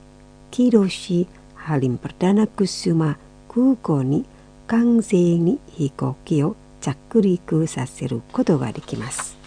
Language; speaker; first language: Japanese; non-native, fluent; Indonesian